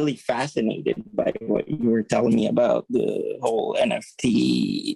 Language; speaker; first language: English; native; English